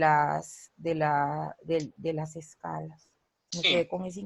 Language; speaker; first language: Spanish; native; Spanish